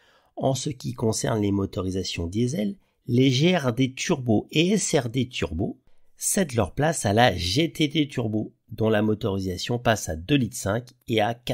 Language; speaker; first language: French; native; French